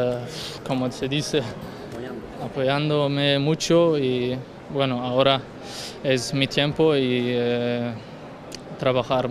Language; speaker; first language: Spanish; non-native, learner; Turkish